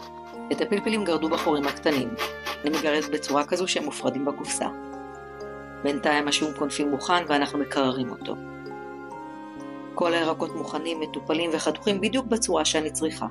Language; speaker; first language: Hebrew; native; Hebrew